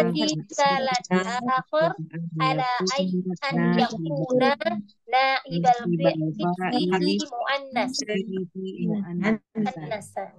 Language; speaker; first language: Arabic; non-native, learner; Indonesian